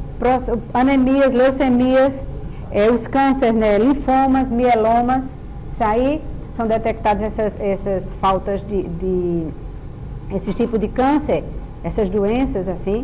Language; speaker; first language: Portuguese; native; Portuguese